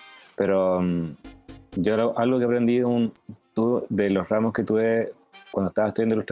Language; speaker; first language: Spanish; native; Spanish